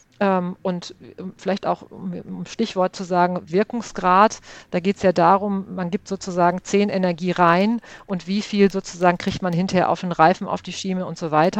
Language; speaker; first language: German; native; German